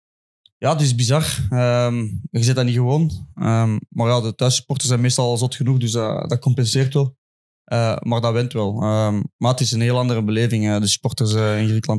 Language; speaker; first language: Dutch; native; Dutch